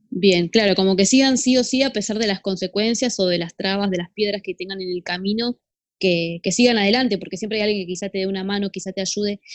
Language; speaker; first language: Spanish; native; Spanish